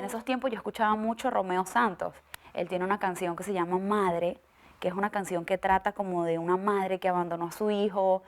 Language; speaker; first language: Spanish; native; Spanish